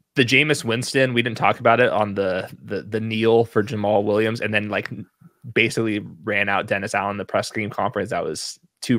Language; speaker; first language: English; native; English